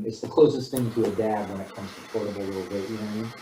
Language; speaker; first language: English; native; English